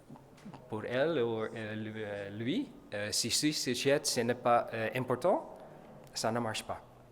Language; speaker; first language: French; non-native, learner; Dutch